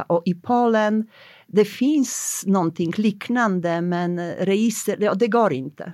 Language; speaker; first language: Swedish; non-native, fluent; Polish